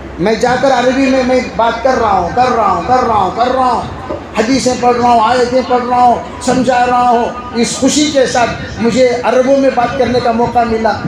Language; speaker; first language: Urdu; native; Urdu